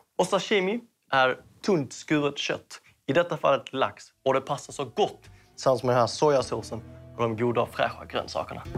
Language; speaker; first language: Swedish; early bilingual, other home language; Cantonese